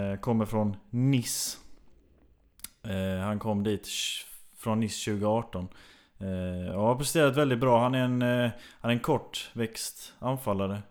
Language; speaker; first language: Swedish; native; Swedish